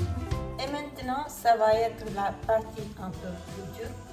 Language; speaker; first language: French; non-native, fluent; Romanian